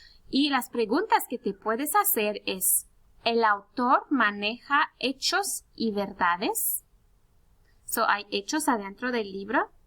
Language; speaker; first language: Spanish; early bilingual, heritage; Spanish